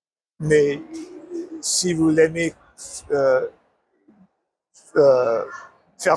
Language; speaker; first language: French; non-native, learner; English